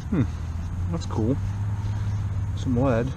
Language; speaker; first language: English; native; English